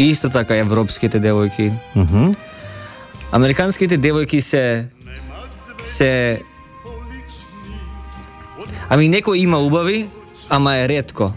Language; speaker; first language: Macedonian; early bilingual, heritage; Macedonian